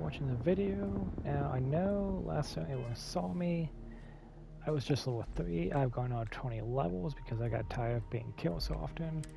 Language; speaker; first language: English; native; English